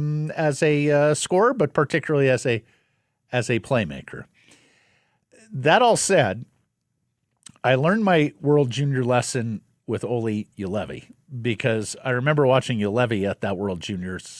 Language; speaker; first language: English; native; English